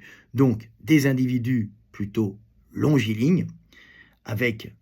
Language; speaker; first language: French; native; French